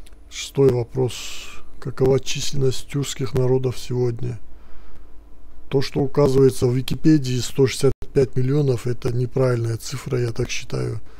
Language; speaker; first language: Russian; non-native, local second language; Turkish